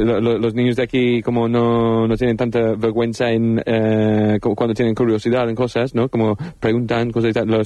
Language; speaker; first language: Spanish; non-native, fluent; English